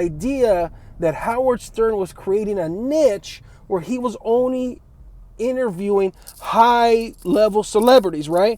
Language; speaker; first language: English; native; English